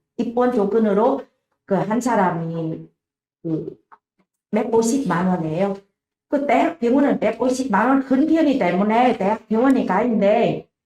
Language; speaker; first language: Korean; non-native, learner; Vietnamese